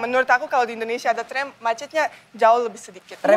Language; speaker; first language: Indonesian; non-native, fluent; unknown